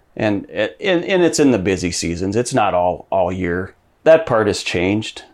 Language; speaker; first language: English; native; English